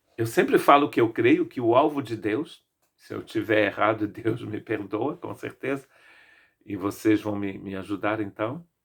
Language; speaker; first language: Portuguese; native; Portuguese